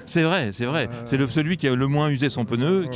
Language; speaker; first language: French; native; French